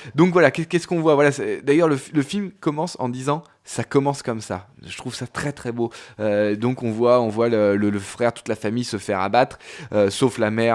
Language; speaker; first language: French; native; French